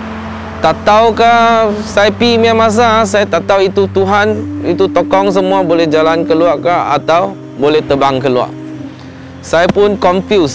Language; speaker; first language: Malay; non-native, local second language; Min Nan Chinese